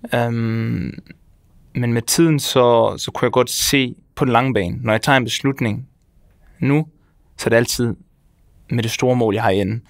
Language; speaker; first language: Danish; native; Danish